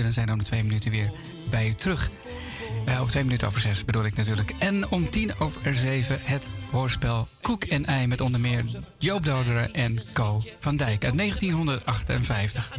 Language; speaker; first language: Dutch; native; Dutch